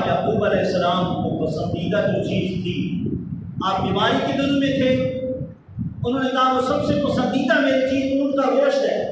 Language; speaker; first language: Urdu; native; Urdu